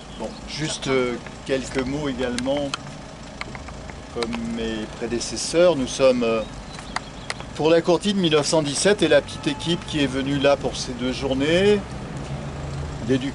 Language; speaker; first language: French; native; French